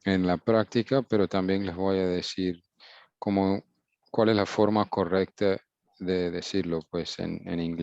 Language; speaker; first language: Spanish; non-native, fluent; English